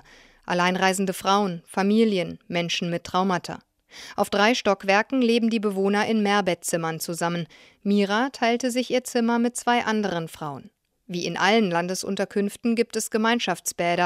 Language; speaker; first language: German; native; German